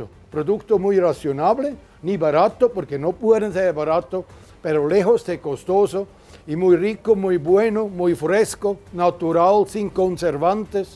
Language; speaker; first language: Spanish; non-native, fluent; German